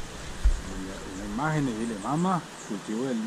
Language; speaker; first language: Spanish; native; Spanish